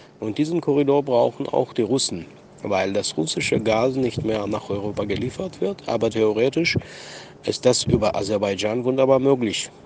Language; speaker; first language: German; non-native, fluent; Armenian